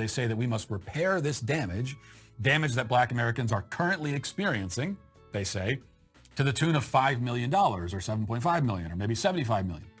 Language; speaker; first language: English; native; English